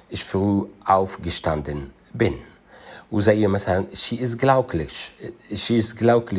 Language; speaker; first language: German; non-native, fluent; Arabic